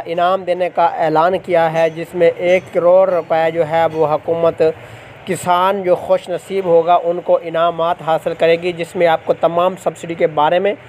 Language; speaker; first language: Urdu; native; Urdu